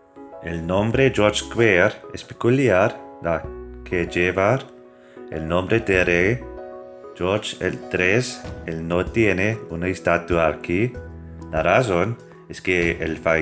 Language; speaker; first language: Spanish; non-native, fluent; English